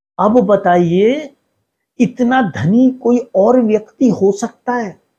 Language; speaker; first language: Hindi; native; Hindi